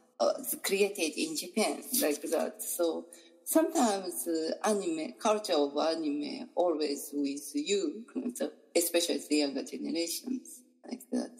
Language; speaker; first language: English; non-native, learner; Japanese